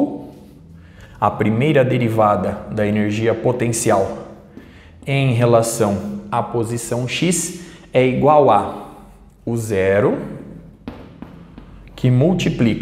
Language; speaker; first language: Portuguese; native; Portuguese